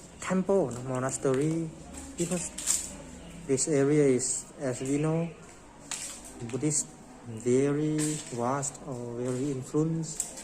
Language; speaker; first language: English; non-native, learner; Thai